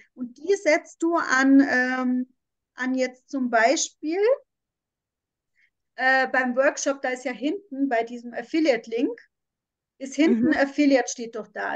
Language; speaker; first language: German; native; German